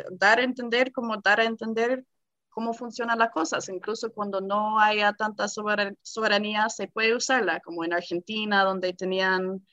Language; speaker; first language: Spanish; non-native, fluent; English